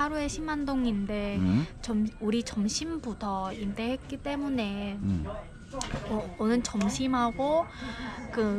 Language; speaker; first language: Korean; non-native, fluent; Vietnamese